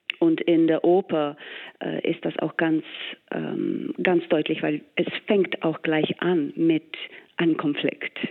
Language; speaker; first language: German; non-native, fluent; English